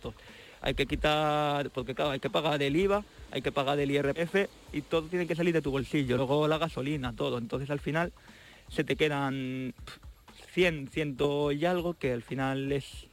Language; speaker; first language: Spanish; native; Spanish